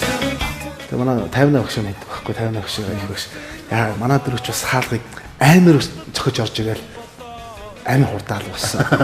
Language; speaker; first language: Mongolian; native; Mongolian